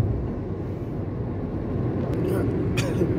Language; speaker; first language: Arabic; non-native, learner; Indonesian